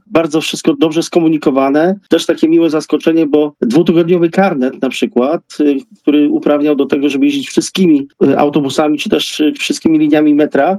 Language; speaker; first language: Polish; native; Polish